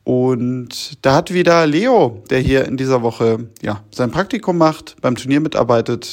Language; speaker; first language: German; native; German